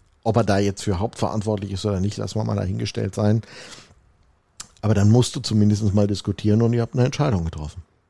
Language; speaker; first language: German; native; German